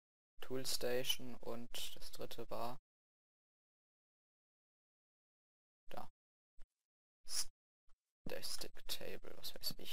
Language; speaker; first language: German; native; German